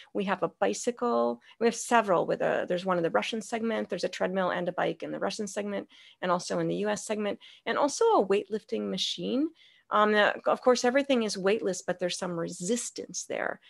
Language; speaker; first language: English; native; English